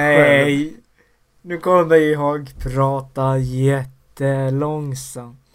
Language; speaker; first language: Swedish; native; Swedish